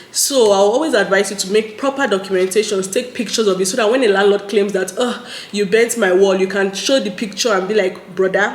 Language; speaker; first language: English; non-native, local second language; Yoruba